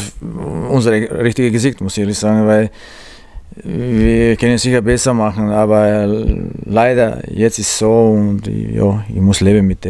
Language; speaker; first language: German; non-native, learner; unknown